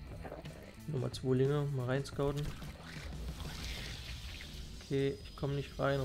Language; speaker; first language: German; native; German